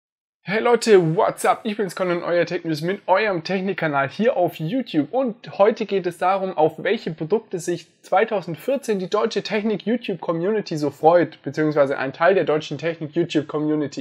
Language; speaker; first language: German; native; German